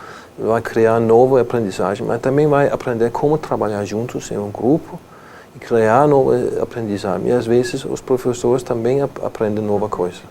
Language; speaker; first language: Portuguese; non-native, fluent; Danish